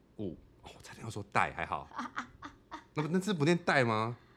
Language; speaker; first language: Chinese; non-native, fluent; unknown